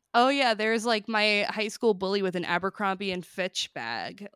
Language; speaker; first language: English; native; English